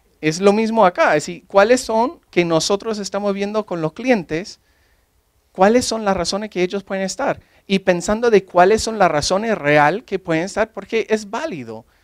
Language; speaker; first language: Spanish; non-native, fluent; English